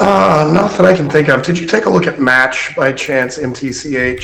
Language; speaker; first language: English; native; English